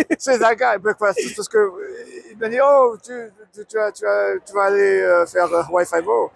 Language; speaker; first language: French; non-native, learner; English